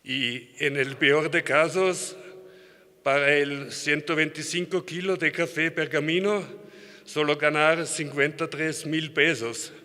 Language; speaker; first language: Spanish; non-native, learner; German